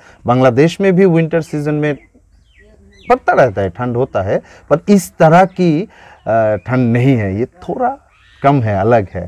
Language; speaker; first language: Hindi; non-native, fluent; Bangla